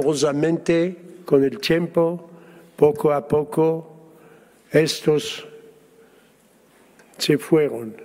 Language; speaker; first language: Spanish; early bilingual, heritage; Spanish